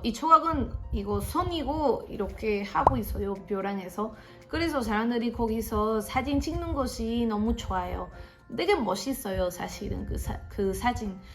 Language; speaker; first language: Korean; non-native, fluent; Spanish